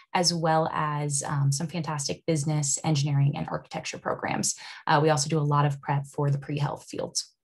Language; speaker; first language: English; native; English